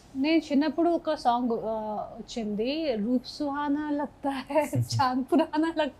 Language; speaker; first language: Telugu; non-native, local second language; Hindi